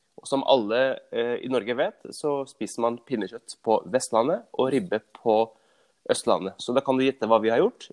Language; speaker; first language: Norwegian; early bilingual, other home language; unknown